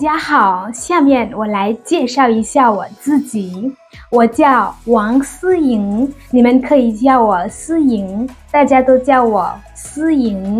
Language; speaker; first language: Chinese; non-native, fluent; French